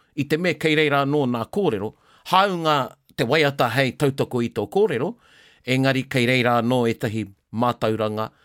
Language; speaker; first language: Māori; non-native, local second language; English